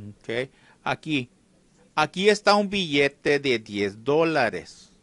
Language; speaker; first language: Spanish; early bilingual, heritage; Spanish